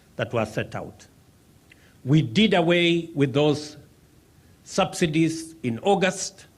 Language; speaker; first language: English; non-native, local second language; Kalenjin